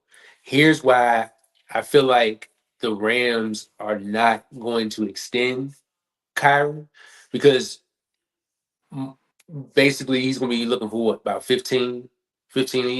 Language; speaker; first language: English; native; English